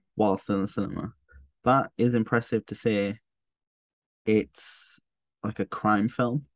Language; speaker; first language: English; native; English